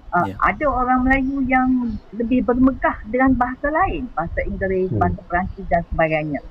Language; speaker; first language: Malay; native; Malay